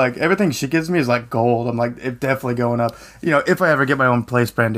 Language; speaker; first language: English; native; English